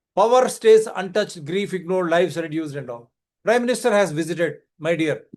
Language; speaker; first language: English; non-native, local second language; Telugu